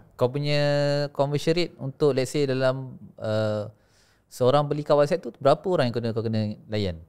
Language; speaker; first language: Malay; native; Malay